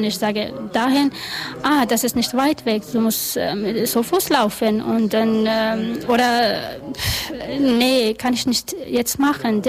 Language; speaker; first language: German; non-native, learner; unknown